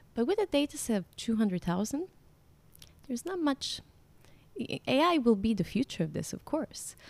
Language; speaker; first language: English; non-native, fluent; Croatian